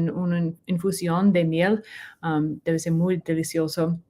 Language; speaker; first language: Spanish; non-native, learner; English